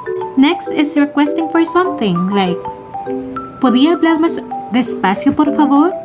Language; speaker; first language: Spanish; non-native, learner; Filipino